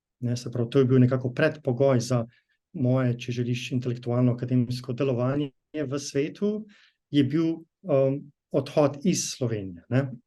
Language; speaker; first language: Slovenian; native; Slovenian